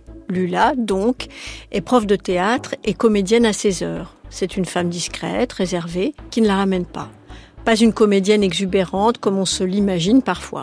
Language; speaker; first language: French; native; French